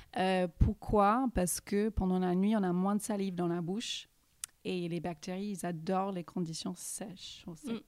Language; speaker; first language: French; early bilingual, heritage; English